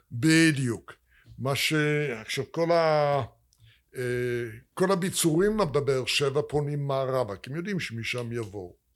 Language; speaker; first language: Hebrew; non-native, fluent; English